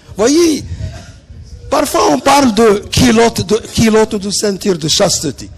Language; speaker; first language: French; non-native, local second language; Arabic